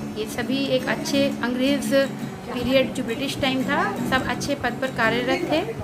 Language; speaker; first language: Hindi; non-native, local second language; Bangla